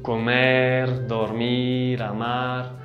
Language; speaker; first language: Spanish; non-native, fluent; French